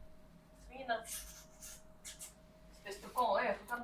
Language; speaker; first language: French; non-native, learner; Chinese